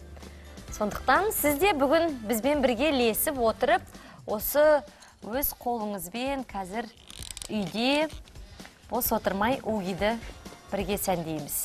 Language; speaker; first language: Kazakh; native; Kazakh